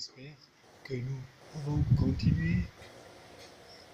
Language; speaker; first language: French; non-native, fluent; German